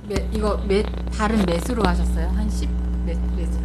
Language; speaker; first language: Korean; native; Korean